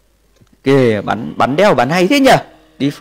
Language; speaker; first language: Vietnamese; native; Vietnamese